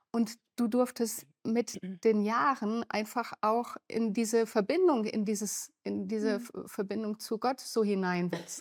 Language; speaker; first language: German; native; German